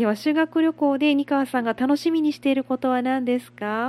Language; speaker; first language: Japanese; native; Japanese